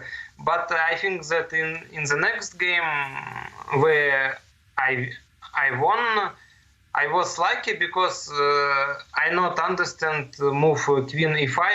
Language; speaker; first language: English; non-native, learner; Russian